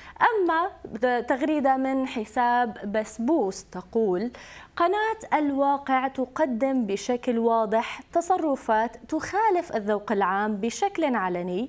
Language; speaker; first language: Arabic; native; Arabic